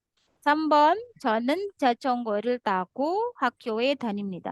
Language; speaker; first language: Korean; non-native, fluent; Indonesian